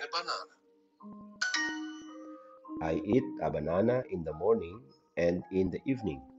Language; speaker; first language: English; non-native, learner; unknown